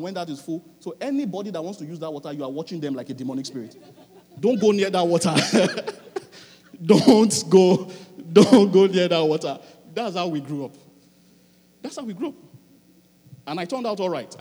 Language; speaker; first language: English; non-native, local second language; Yoruba